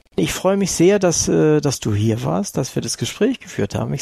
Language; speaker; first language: German; native; German